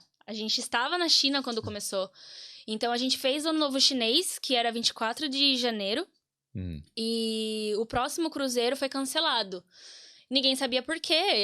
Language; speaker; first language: Portuguese; native; Portuguese